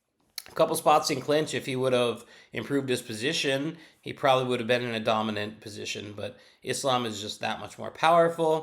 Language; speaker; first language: English; native; English